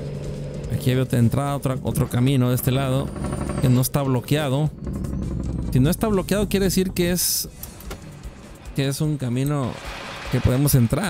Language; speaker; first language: Spanish; native; Spanish